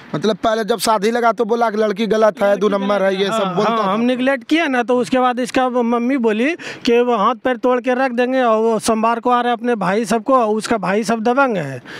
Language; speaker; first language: Hindi; native; Hindi